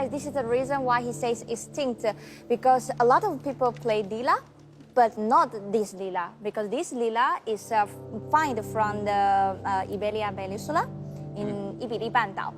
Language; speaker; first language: English; non-native, learner; Chinese